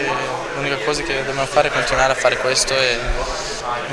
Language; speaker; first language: Italian; non-native, fluent; Portuguese